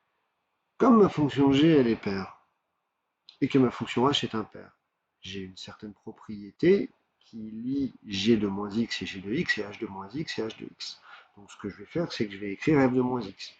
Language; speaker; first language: French; native; French